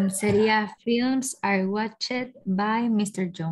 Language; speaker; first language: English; non-native, learner; Spanish